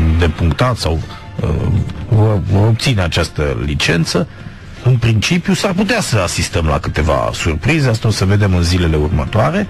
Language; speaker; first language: Romanian; native; Romanian